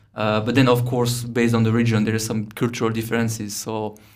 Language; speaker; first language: English; non-native, fluent; French